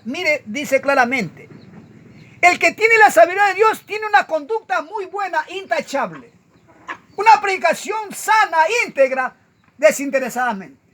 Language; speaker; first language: Spanish; native; Spanish